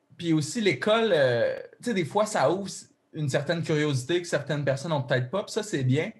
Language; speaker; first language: French; native; French